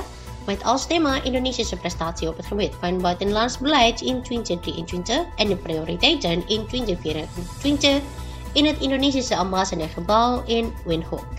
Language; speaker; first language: Dutch; non-native, local second language; Indonesian